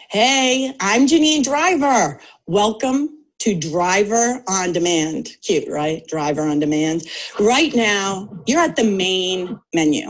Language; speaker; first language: English; native; English